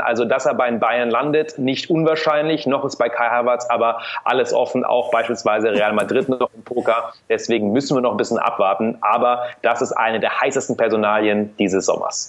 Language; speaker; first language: German; native; German